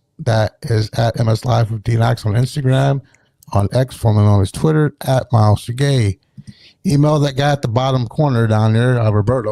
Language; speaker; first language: English; native; English